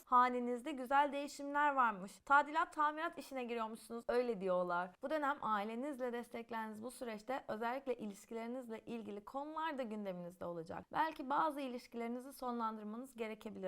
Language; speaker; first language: Turkish; native; Turkish